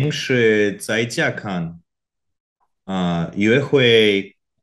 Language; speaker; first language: Chinese; non-native, learner; Korean